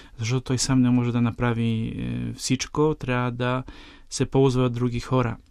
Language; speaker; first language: Bulgarian; non-native, fluent; Polish